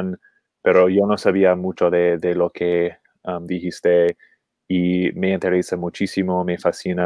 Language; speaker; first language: Spanish; non-native, fluent; English